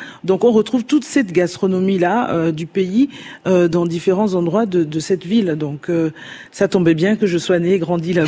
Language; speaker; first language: French; non-native, local second language; Fon